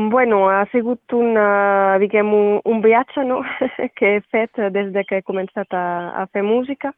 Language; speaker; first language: Catalan; non-native, local second language; French